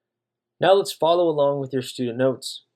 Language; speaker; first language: English; native; English